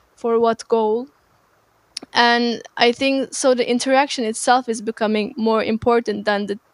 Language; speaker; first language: English; non-native, fluent; Turkish